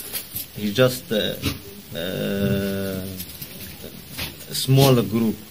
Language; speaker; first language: English; non-native, learner; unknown